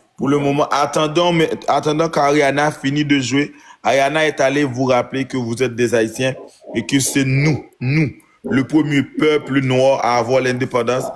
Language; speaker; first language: French; non-native, local second language; Haitian Creole